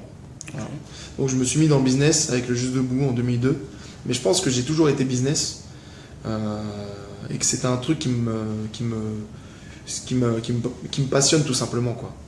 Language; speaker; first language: French; native; French